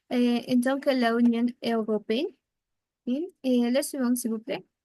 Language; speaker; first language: French; non-native, learner; Spanish